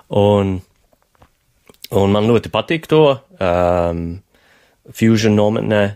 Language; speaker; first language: Latvian; non-native, fluent; English